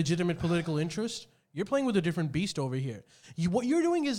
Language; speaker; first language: English; non-native, local second language; Urdu